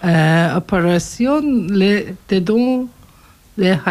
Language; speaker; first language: French; non-native, learner; Turkish